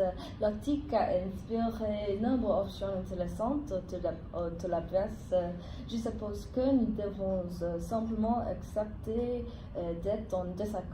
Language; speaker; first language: French; non-native, fluent; English